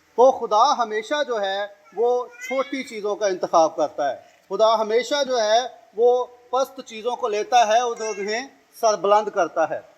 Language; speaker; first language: Urdu; non-native, local second language; Punjabi